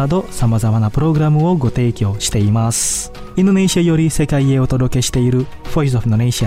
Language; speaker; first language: Japanese; non-native, fluent; Indonesian